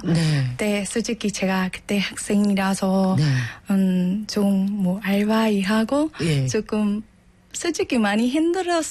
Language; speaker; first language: Korean; non-native, learner; Burmese